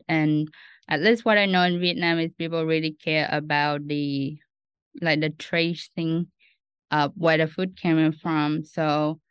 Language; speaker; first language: English; non-native, fluent; Vietnamese